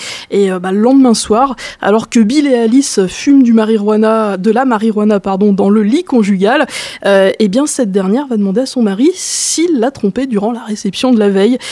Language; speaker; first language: French; native; French